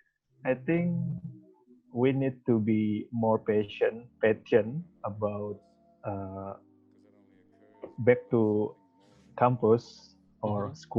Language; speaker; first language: English; non-native, learner; Indonesian